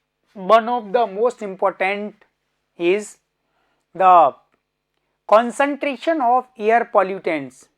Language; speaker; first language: English; non-native, local second language; Hindi